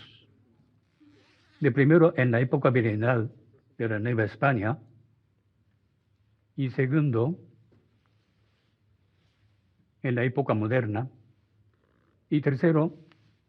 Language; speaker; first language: Spanish; non-native, fluent; Japanese